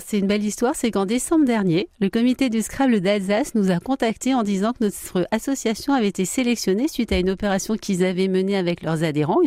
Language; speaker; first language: French; native; French